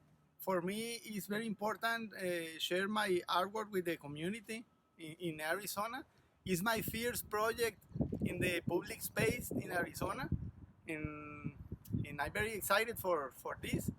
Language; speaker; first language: English; non-native, learner; Spanish